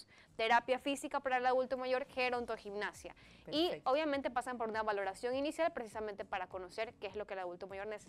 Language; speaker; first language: Spanish; native; Spanish